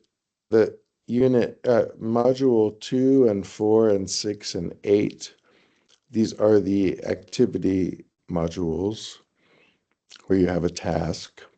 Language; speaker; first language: English; non-native, fluent; Thai